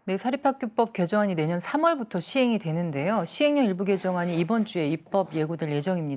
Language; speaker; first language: Korean; native; Korean